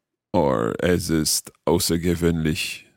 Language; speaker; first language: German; non-native, learner; English